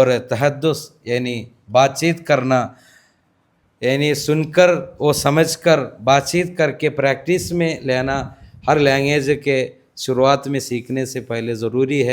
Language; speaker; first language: Hindi; non-native, local second language; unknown